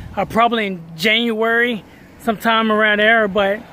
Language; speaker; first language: English; native; English